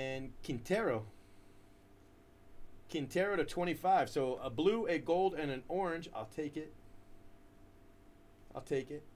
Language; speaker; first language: English; native; English